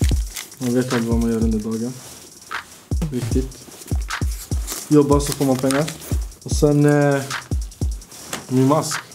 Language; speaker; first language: Swedish; early bilingual, other home language; Bosnian